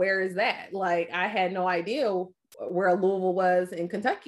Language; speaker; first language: English; native; English